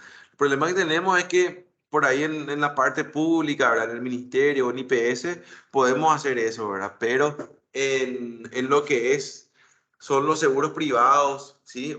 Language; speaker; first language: Spanish; native; Spanish